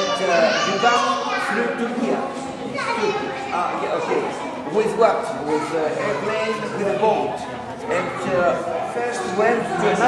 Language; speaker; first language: English; non-native, fluent; Greek